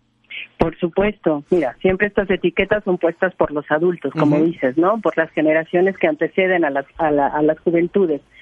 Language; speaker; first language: Spanish; native; Spanish